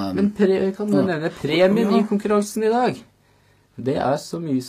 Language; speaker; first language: Norwegian; native; Norwegian